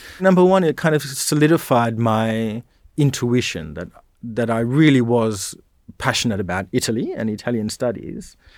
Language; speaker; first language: English; native; English